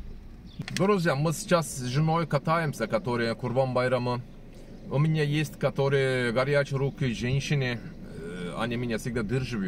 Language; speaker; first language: Russian; non-native, learner; Turkish